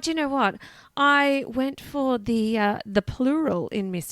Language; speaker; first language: English; native; English